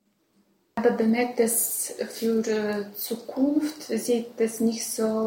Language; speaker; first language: German; non-native, learner; Russian